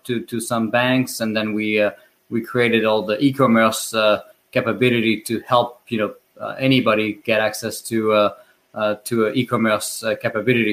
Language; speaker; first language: English; non-native, fluent; French